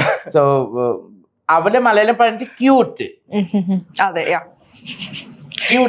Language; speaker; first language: Malayalam; non-native, local second language; Assamese